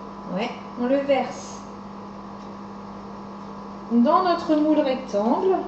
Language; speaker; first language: French; native; French